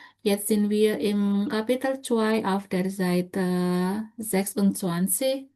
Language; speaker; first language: German; non-native, fluent; Indonesian